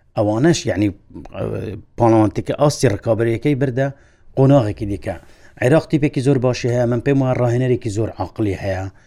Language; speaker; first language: Central Kurdish; non-native, local second language; Kurdish